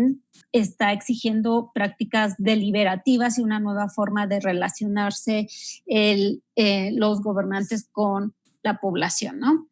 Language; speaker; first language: Spanish; native; Spanish